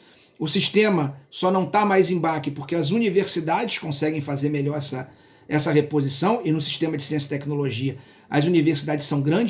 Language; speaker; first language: Portuguese; native; Portuguese